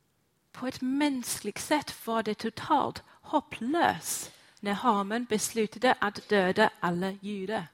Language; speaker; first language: Swedish; non-native, fluent; English